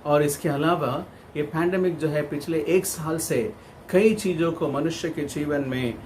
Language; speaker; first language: Hindi; non-native, local second language; Kannada